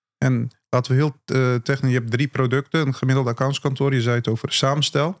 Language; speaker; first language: Dutch; early bilingual, other home language; Turkish